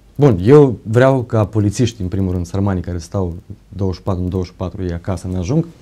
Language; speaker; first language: Romanian; native; Romanian